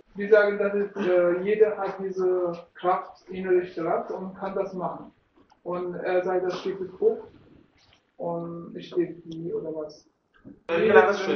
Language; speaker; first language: German; non-native, learner; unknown